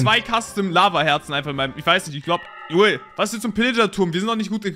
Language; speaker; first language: German; native; German